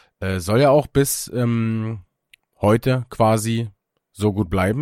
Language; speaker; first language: German; native; German